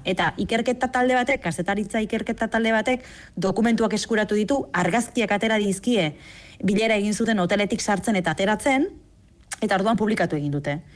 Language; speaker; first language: Basque; native; Basque